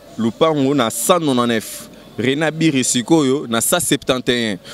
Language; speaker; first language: Lingala; native; Lingala